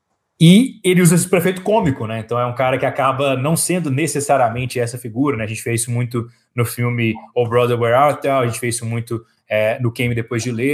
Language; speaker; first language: Portuguese; native; Portuguese